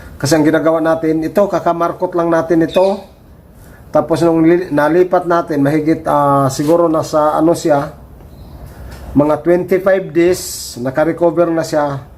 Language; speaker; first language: Filipino; native; Filipino